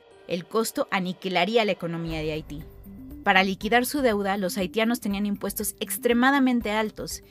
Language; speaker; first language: Spanish; native; Spanish